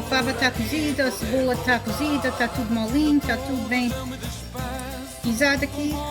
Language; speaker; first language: Portuguese; early bilingual, heritage; Portuguese